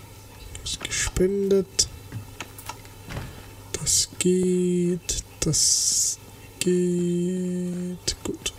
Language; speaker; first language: German; native; German